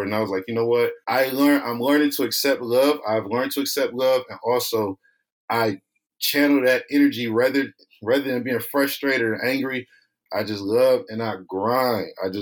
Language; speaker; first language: English; native; English